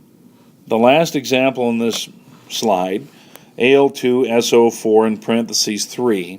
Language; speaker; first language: English; native; English